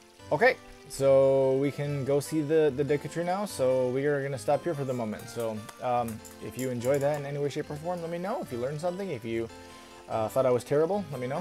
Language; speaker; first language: English; native; English